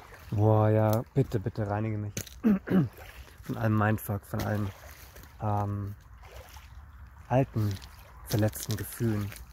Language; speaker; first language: German; native; German